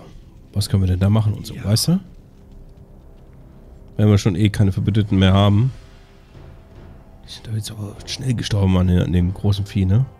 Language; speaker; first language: German; native; German